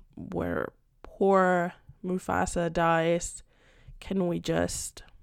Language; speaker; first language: English; non-native, fluent; Spanish